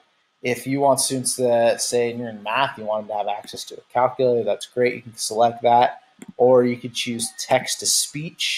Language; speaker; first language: English; native; English